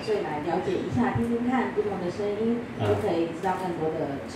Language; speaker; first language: Chinese; native; Chinese